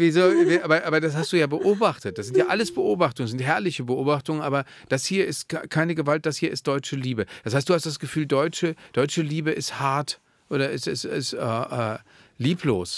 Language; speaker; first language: German; native; German